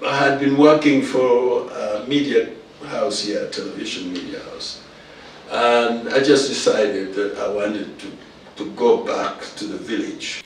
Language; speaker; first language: English; non-native, local second language; Luyia